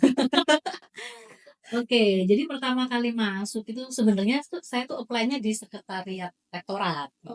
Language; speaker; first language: Indonesian; native; Indonesian